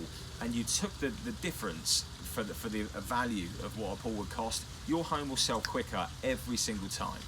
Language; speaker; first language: English; native; English